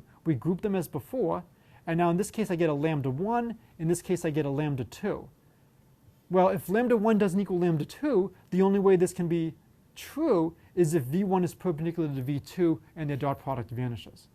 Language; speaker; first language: English; native; English